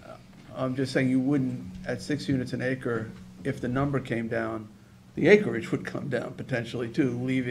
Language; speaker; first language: English; native; English